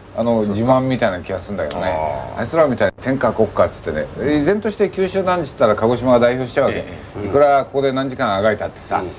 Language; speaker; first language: Japanese; native; Japanese